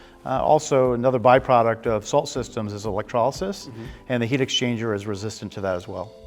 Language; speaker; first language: English; native; English